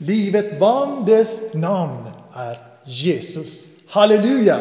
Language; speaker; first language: Swedish; non-native, fluent; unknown